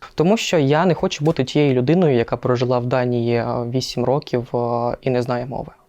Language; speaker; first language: Ukrainian; non-native, local second language; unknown